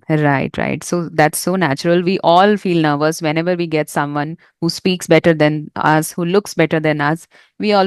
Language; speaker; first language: English; non-native, fluent; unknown